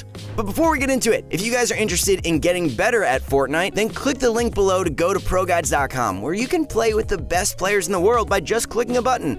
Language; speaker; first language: English; native; English